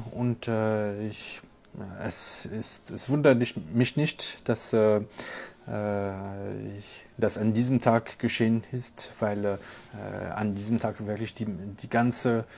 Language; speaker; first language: German; non-native, local second language; French